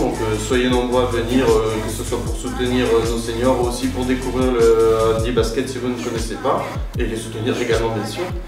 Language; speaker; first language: French; native; French